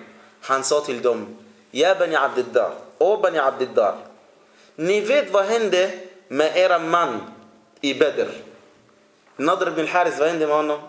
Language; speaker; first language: Swedish; early bilingual, other home language; Arabic